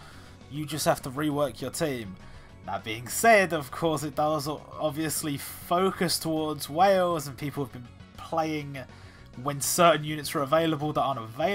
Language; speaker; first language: English; native; English